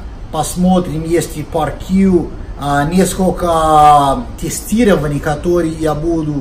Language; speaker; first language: Russian; non-native, learner; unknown